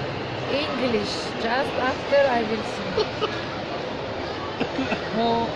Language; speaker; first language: English; non-native, learner; Turkish